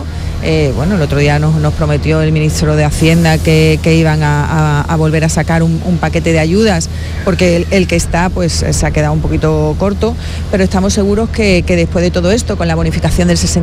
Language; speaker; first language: Spanish; native; Spanish